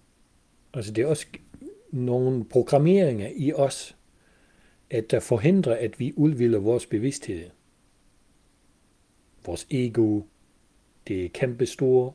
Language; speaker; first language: Danish; non-native, fluent; German